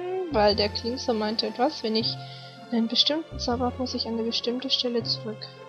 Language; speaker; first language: German; native; German